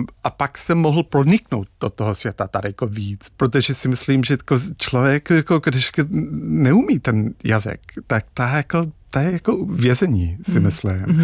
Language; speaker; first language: Czech; non-native, fluent; English